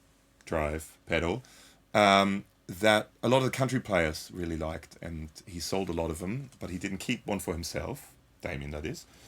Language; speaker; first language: English; native; English